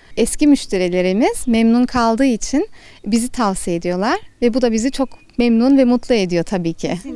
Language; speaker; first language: Turkish; early bilingual, heritage; Turkish